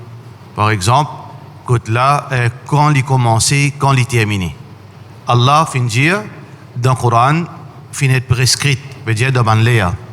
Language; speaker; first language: French; non-native, learner; Morisyen